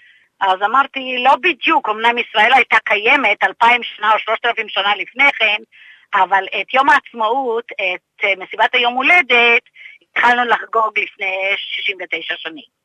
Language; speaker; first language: Hebrew; early bilingual, other home language; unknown